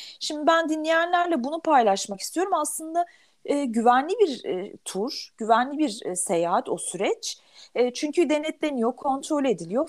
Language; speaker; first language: Turkish; native; Turkish